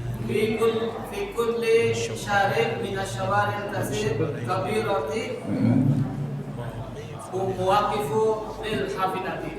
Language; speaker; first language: Arabic; non-native, learner; Indonesian